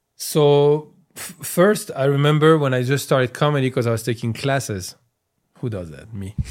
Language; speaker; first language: English; non-native, fluent; French